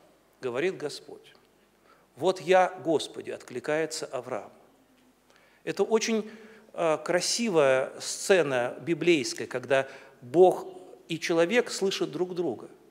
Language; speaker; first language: Russian; native; Russian